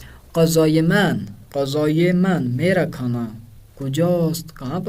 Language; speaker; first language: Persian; non-native, fluent; Urdu